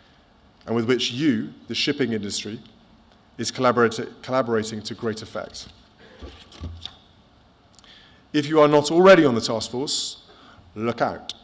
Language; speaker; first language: English; native; English